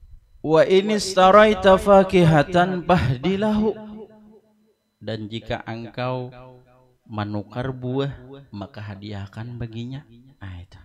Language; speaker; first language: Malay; non-native, local second language; Banjar